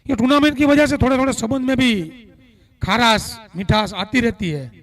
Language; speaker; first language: Hindi; non-native, local second language; Gujarati